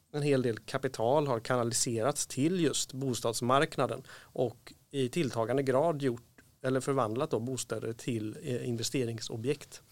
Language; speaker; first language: Swedish; native; Swedish